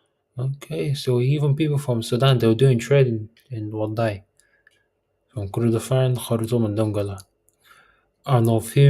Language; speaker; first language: English; early bilingual, heritage; Arabic